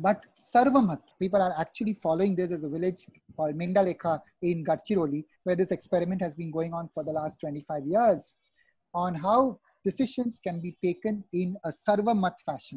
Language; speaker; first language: English; non-native, local second language; Hindi